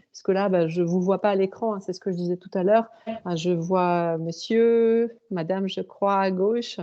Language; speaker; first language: French; native; French